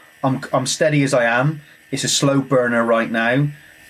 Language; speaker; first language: English; native; English